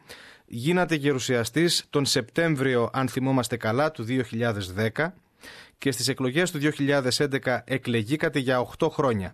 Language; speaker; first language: Greek; native; Greek